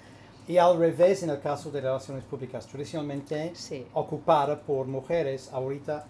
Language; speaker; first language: Spanish; non-native, fluent; English